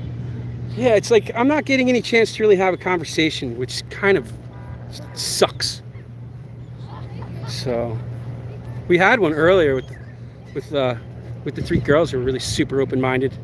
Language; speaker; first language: English; native; English